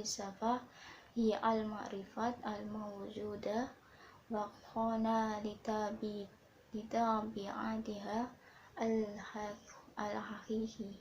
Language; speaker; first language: Arabic; non-native, learner; Indonesian